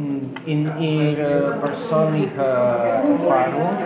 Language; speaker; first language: German; non-native, learner; Indonesian